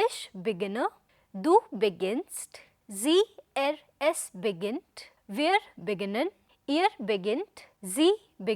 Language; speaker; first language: German; non-native, fluent; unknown